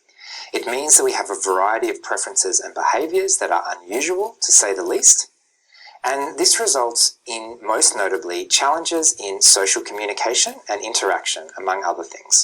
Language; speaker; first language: English; native; English